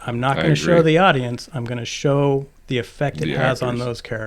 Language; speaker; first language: English; native; English